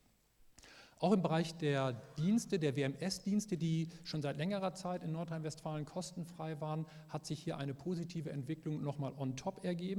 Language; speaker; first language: German; native; German